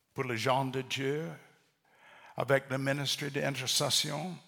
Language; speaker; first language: French; non-native, learner; English